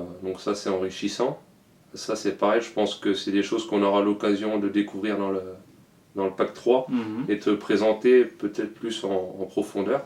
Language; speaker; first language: French; native; French